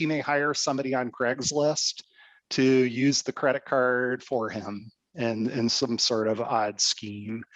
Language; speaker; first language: English; native; English